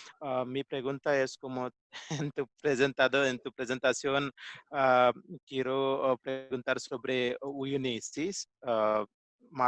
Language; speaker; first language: Spanish; non-native, learner; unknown